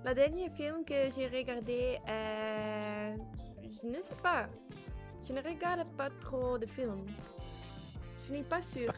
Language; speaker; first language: French; non-native, learner; English